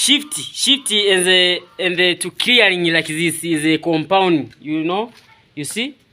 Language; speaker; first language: English; non-native, learner; Swahili